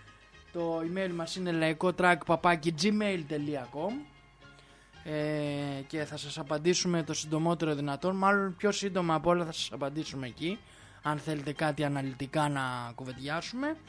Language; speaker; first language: Greek; native; Greek